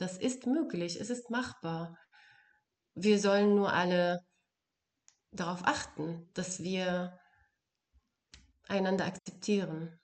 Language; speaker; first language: German; non-native, fluent; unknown